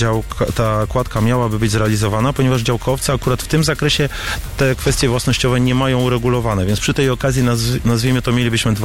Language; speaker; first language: Polish; native; Polish